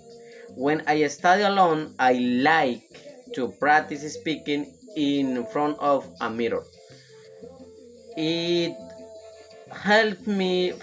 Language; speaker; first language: English; non-native, learner; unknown